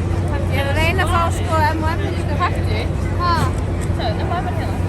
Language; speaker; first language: Icelandic; non-native, learner; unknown